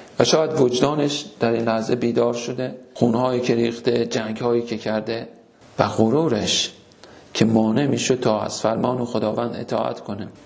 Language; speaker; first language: Persian; native; Persian